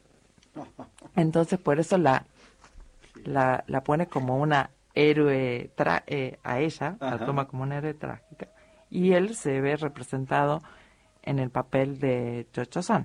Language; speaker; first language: Spanish; native; Spanish